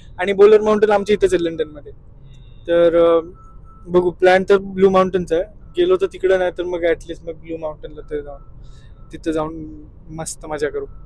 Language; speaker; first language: Marathi; native; Marathi